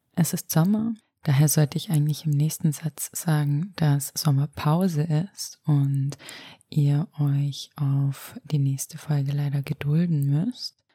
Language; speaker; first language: German; early bilingual, other home language; Romanian